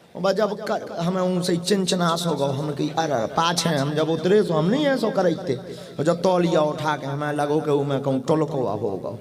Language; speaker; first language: Hindi; native; Hindi